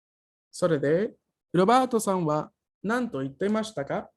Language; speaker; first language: Japanese; non-native, fluent; Spanish